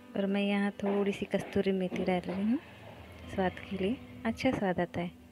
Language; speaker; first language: Hindi; non-native, local second language; Marathi